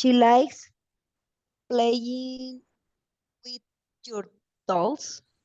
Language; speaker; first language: English; non-native, learner; Spanish